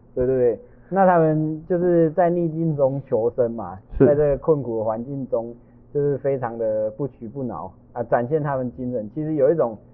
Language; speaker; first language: Chinese; non-native, local second language; Min Nan Chinese